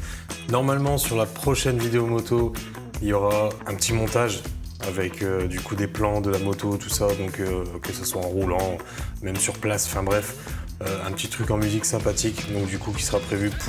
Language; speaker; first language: French; native; French